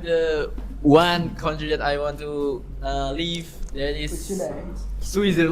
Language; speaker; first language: English; non-native, learner; Indonesian